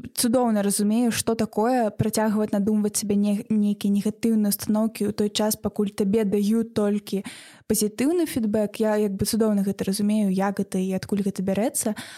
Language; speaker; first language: Belarusian; non-native, local second language; Russian